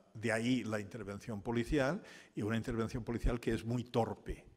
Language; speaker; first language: Spanish; non-native, local second language; Catalan